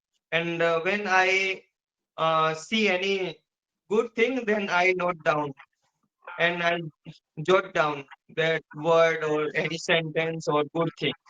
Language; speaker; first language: English; non-native, learner; Hindi